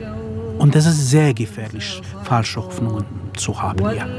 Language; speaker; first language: German; non-native, fluent; Kurdish